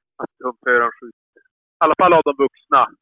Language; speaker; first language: Swedish; native; Swedish